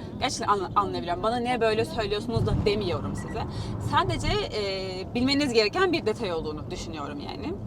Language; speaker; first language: Turkish; native; Turkish